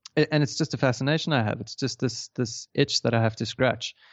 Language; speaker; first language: English; native; English